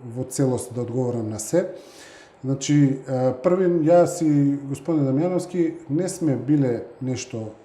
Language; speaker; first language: Macedonian; native; Macedonian